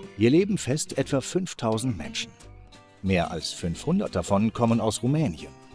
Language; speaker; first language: German; native; German